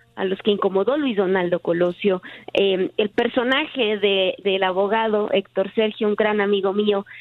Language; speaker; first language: Spanish; native; Spanish